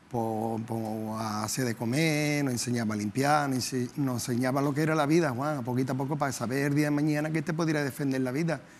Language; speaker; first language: Spanish; native; Spanish